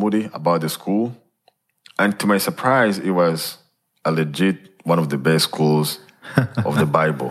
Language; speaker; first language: English; non-native, local second language; Kinyarwanda